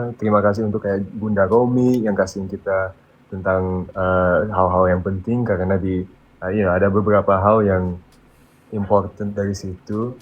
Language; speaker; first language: Indonesian; early bilingual, other home language; English